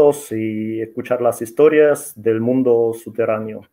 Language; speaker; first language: Spanish; non-native, fluent; Russian